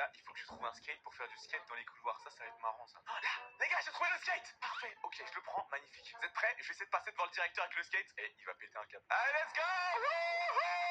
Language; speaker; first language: French; native; French